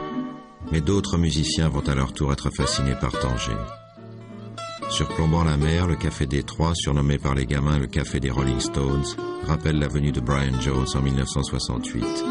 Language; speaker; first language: French; native; French